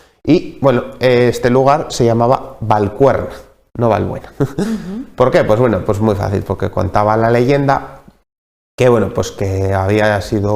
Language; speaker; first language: Spanish; native; Spanish